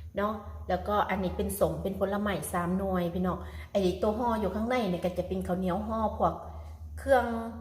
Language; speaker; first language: Thai; native; Thai